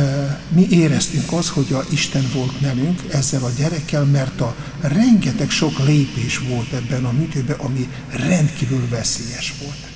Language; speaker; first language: Hungarian; non-native, fluent; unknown